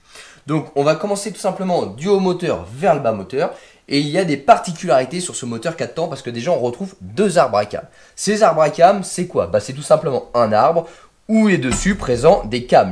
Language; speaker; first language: French; native; French